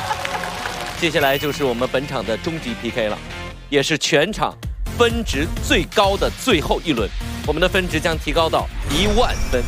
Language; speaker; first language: Chinese; native; Chinese